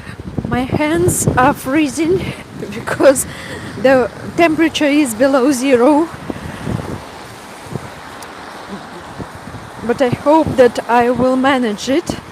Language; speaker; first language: English; non-native, fluent; Russian